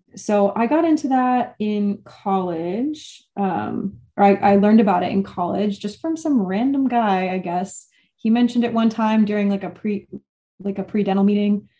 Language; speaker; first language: English; native; English